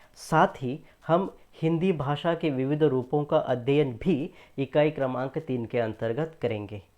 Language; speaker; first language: Hindi; non-native, local second language; Marathi